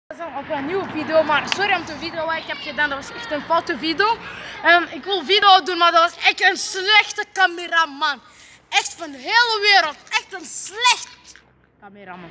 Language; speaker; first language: Dutch; non-native, local second language; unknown